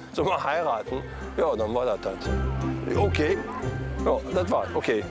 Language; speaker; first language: German; native; German